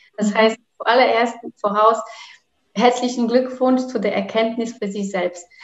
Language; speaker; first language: German; non-native, fluent; Polish